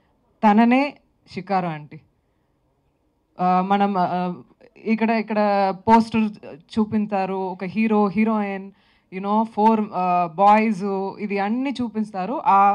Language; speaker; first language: Telugu; non-native, local second language; Tamil